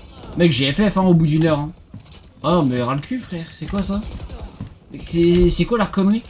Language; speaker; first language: French; native; French